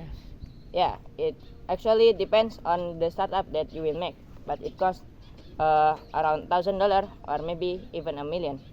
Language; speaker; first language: English; non-native, learner; Indonesian